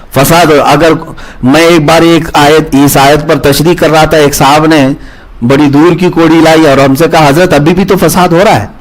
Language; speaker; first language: Urdu; native; Urdu